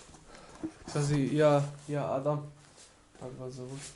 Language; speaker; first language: Russian; non-native, learner; French